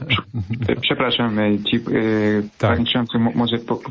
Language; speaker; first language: Polish; non-native, fluent; Spanish